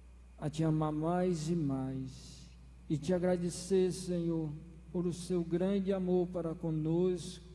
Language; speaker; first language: Portuguese; native; Portuguese